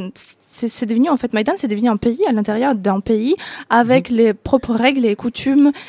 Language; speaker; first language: French; non-native, fluent; Ukrainian